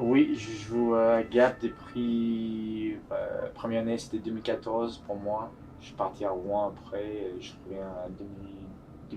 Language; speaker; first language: French; non-native, fluent; English